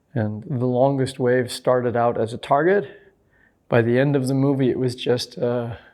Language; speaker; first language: English; native; English